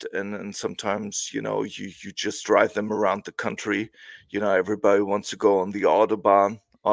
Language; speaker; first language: English; non-native, fluent; German